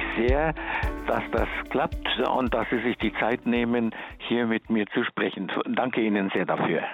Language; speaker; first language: German; early bilingual, heritage; German